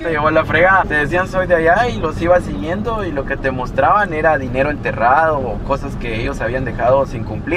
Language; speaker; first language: Spanish; native; Spanish